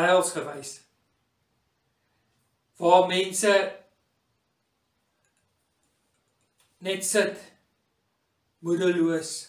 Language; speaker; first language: Afrikaans; native; Afrikaans